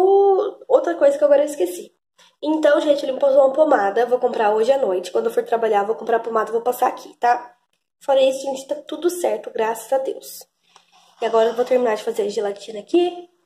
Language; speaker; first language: Portuguese; native; Portuguese